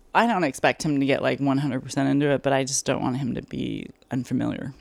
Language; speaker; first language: English; early bilingual, other home language; Korean